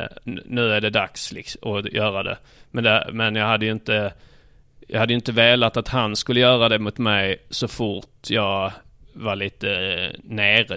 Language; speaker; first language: Swedish; native; Swedish